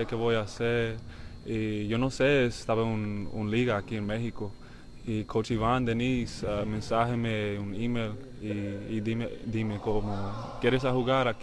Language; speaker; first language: Spanish; non-native, learner; English